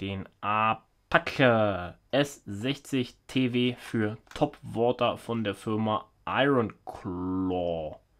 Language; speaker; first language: German; native; German